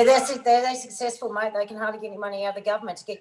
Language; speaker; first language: English; native; English